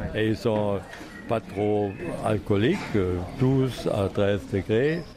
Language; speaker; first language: French; non-native, fluent; German